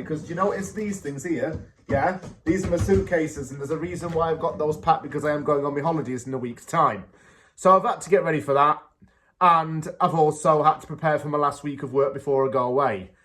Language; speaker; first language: English; native; English